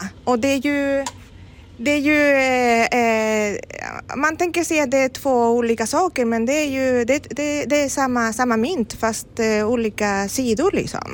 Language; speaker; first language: Swedish; non-native, fluent; Spanish